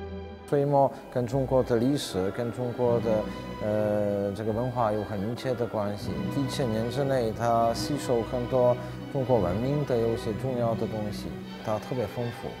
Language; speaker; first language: Chinese; non-native, fluent; Czech